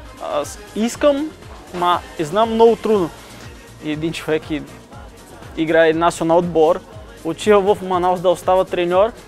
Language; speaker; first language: Bulgarian; non-native, learner; Portuguese